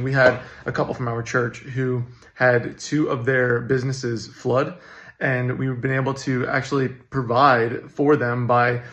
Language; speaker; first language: English; native; English